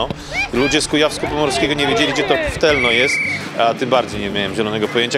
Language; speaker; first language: Polish; native; Polish